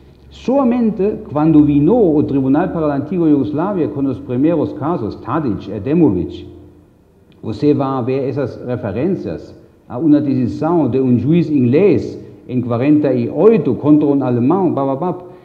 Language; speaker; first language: Portuguese; non-native, fluent; German